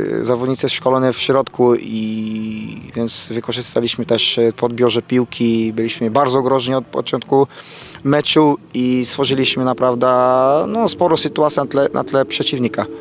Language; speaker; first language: Polish; non-native, fluent; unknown